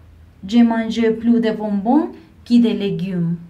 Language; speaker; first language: French; non-native, learner; Spanish